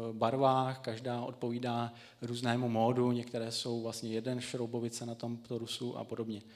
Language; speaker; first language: Czech; native; Czech